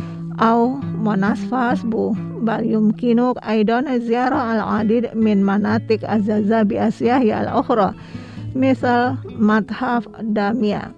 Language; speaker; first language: Arabic; non-native, learner; Indonesian